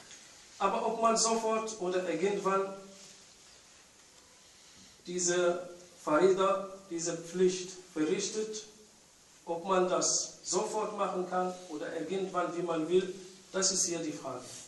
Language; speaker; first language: German; non-native, fluent; Arabic